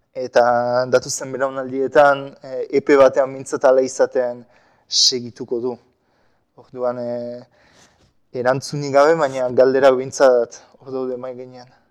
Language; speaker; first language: Basque; non-native, local second language; French